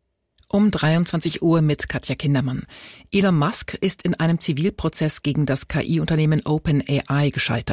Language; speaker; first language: German; native; German